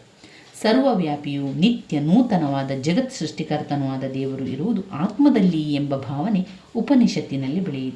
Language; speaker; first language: Kannada; native; Kannada